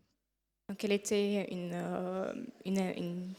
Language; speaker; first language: French; non-native, fluent; Arabic